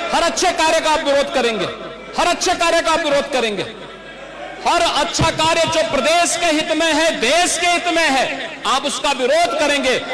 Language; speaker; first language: Hindi; native; Hindi